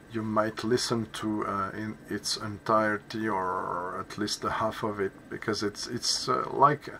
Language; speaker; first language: English; non-native, fluent; French